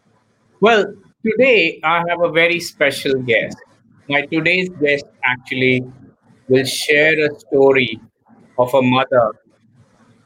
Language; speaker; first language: English; non-native, local second language; Hindi